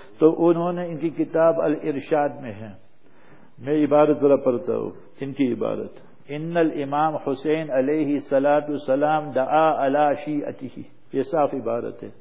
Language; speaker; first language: Urdu; non-native, fluent; English